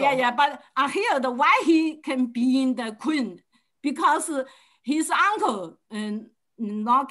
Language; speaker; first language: English; non-native, learner; Chinese